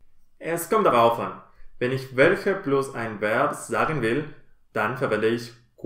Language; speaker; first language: German; non-native, fluent; Spanish